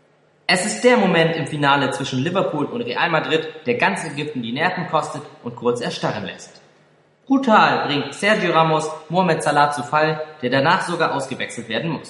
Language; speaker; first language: German; native; German